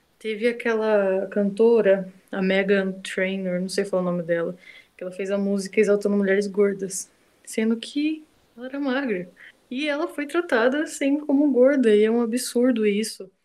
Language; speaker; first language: Portuguese; native; Portuguese